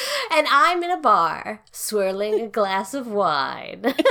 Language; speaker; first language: English; native; English